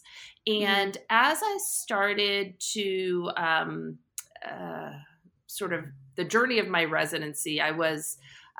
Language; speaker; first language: English; native; English